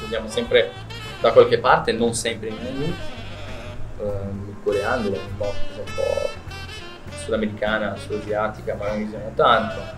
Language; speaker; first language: Italian; non-native, fluent; Portuguese